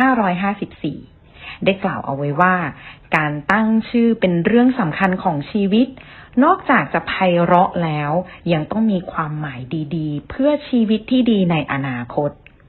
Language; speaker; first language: Thai; native; Thai